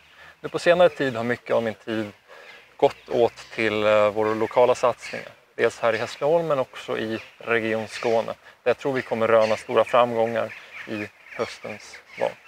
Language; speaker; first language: Swedish; native; Swedish